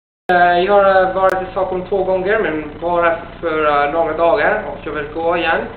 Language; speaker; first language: Swedish; non-native, fluent; Italian